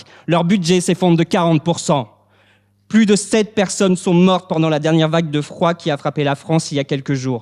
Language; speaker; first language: French; native; French